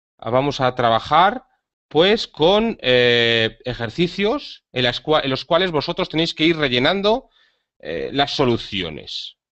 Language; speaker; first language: Spanish; native; Spanish